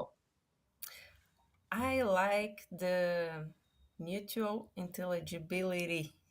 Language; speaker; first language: English; non-native, fluent; Portuguese